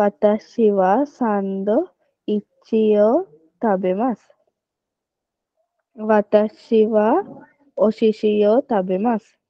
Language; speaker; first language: Japanese; non-native, learner; Sinhala